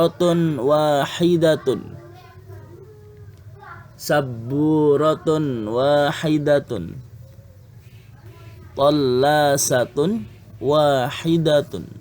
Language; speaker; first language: Arabic; non-native, fluent; Indonesian